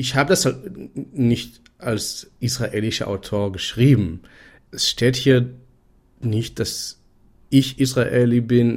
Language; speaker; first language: German; non-native, fluent; Hebrew